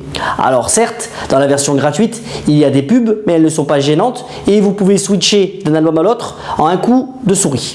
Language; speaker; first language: French; native; French